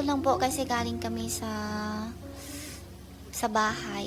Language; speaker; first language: Filipino; non-native, learner; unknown